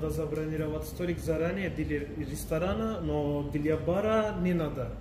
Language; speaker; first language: Russian; non-native, learner; Turkish